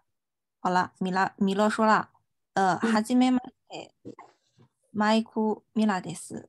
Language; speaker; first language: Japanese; non-native, fluent; Chinese